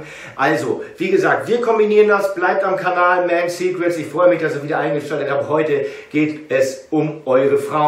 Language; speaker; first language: German; native; German